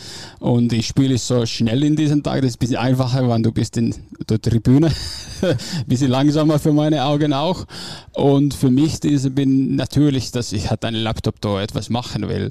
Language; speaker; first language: German; non-native, fluent; Finnish